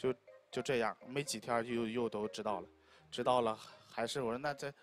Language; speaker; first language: Chinese; native; Chinese